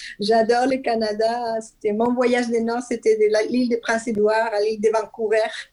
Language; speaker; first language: French; non-native, fluent; Spanish